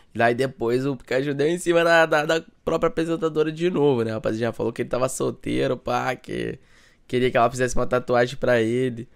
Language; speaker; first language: Portuguese; native; Portuguese